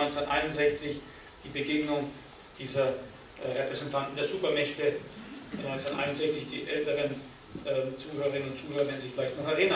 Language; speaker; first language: German; native; German